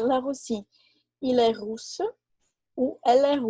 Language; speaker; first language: French; non-native, fluent; Portuguese